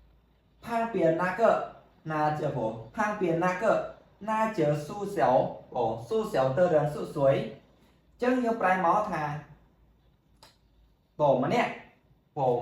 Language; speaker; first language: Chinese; non-native, fluent; Khmer